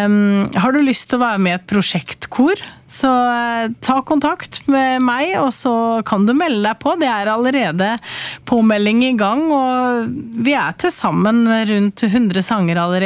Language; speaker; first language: Norwegian; native; Norwegian